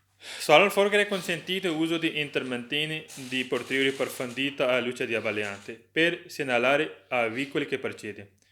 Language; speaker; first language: Italian; non-native, learner; Urdu